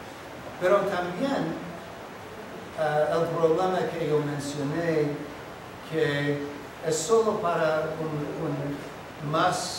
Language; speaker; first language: Spanish; non-native, fluent; English